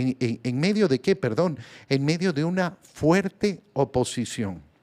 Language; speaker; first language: Spanish; native; Spanish